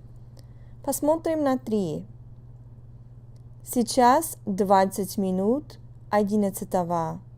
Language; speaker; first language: Russian; non-native, fluent; English